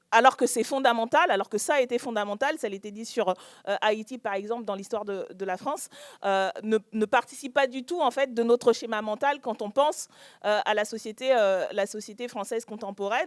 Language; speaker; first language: French; native; French